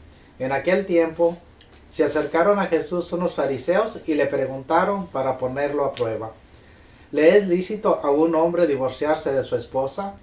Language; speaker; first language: Spanish; native; Spanish